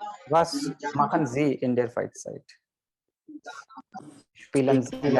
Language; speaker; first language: German; non-native, fluent; Hindi